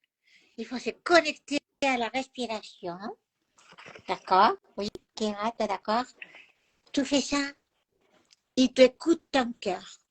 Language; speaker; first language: French; non-native, fluent; Spanish